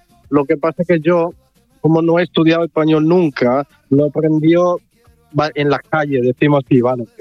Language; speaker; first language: Spanish; non-native, fluent; Italian